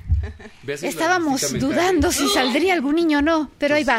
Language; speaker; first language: Spanish; native; Spanish